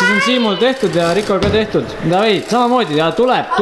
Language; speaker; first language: Estonian; native; Estonian